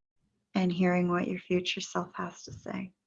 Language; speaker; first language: English; native; English